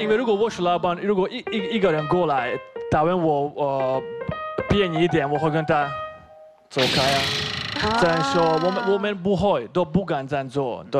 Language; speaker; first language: Chinese; non-native, fluent; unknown